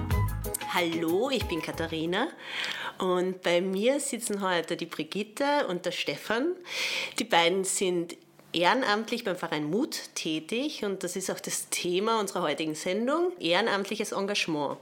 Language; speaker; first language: German; native; German